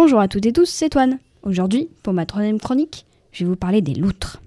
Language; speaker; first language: French; native; French